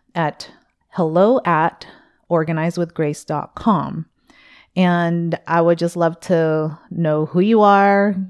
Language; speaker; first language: English; early bilingual, other home language; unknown